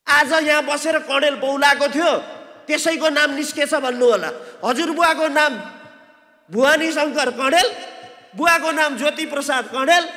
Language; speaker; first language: Nepali; native; Nepali